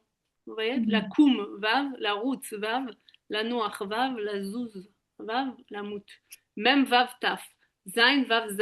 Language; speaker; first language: French; native; French